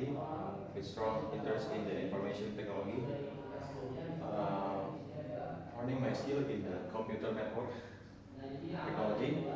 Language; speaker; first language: English; non-native, learner; Indonesian